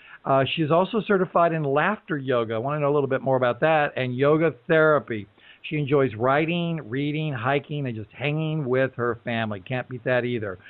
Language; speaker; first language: English; native; English